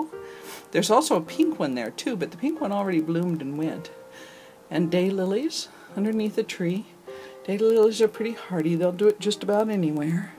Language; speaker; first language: English; native; English